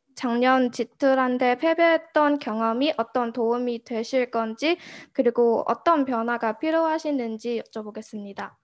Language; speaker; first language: Korean; non-native, fluent; Chinese